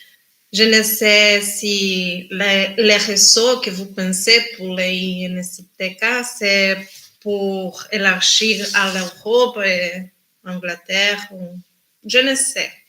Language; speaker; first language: French; non-native, learner; Spanish